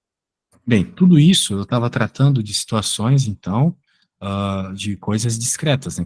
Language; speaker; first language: Portuguese; native; Portuguese